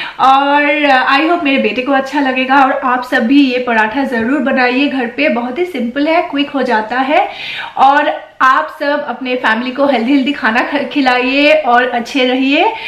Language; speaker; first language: Hindi; non-native, local second language; Bangla